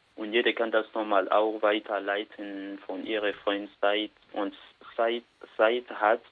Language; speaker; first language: German; non-native, learner; Bambara